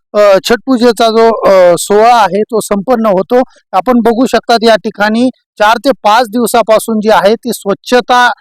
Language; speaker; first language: Marathi; native; Marathi